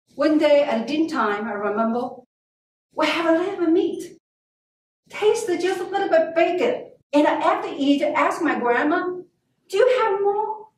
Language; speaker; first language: English; non-native, learner; Chinese